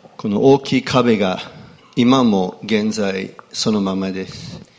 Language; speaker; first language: Japanese; non-native, fluent; English